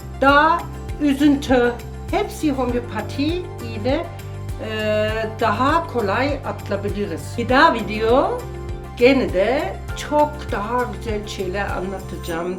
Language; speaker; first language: Turkish; non-native, learner; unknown